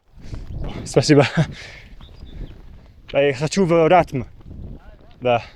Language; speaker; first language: Russian; non-native, fluent; English